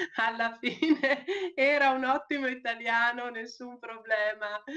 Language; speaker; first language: Italian; native; Italian